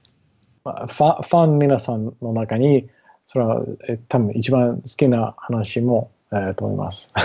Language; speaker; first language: Japanese; non-native, learner; English